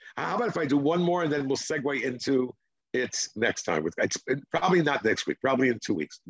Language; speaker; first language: English; non-native, fluent; Hebrew